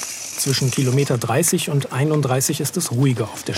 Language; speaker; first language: German; native; German